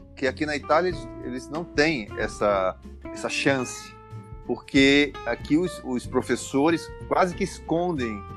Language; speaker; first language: Portuguese; native; Portuguese